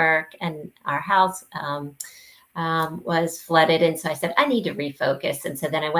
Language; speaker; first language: English; native; English